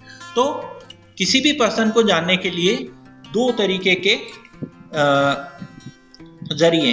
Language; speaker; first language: Hindi; native; Hindi